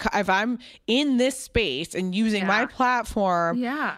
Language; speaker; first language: English; native; English